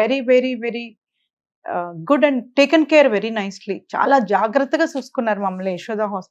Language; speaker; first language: Telugu; native; Telugu